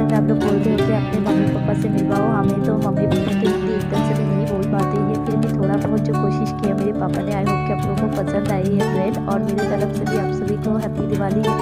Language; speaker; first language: Hindi; non-native, local second language; Bangla